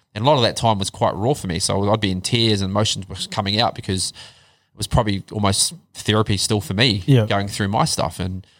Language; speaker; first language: English; native; English